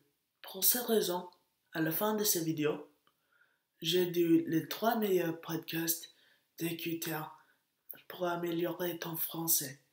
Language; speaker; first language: French; non-native, learner; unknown